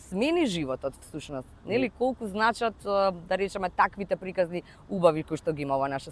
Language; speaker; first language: Macedonian; native; Macedonian